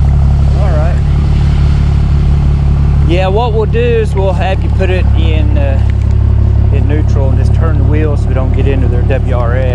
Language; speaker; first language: English; native; English